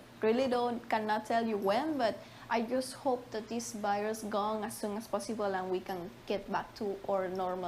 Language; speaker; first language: English; non-native, fluent; Spanish